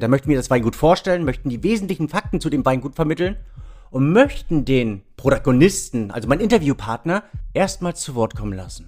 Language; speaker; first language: German; native; German